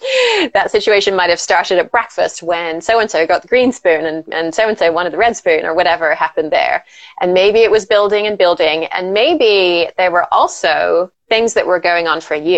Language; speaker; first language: English; native; English